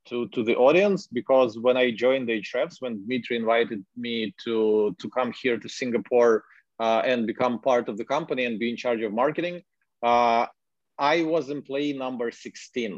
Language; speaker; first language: English; non-native, fluent; Ukrainian